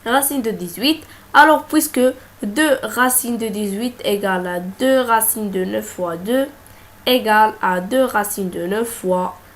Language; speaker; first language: French; non-native, local second language; Arabic